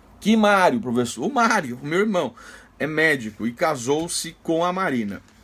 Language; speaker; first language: Portuguese; native; Portuguese